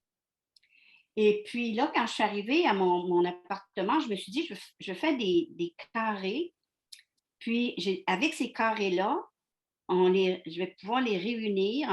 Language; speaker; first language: French; native; French